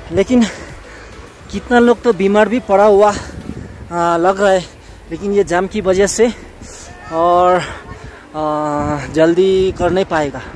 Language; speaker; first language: Hindi; non-native, local second language; Nepali